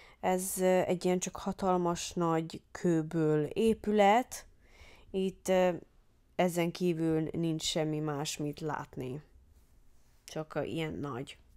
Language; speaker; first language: Hungarian; early bilingual, heritage; Hungarian